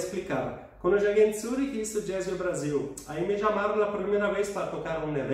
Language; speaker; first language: Spanish; non-native, fluent; Portuguese